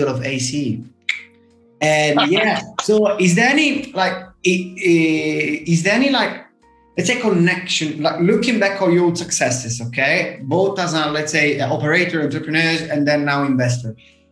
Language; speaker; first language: English; non-native, fluent; Italian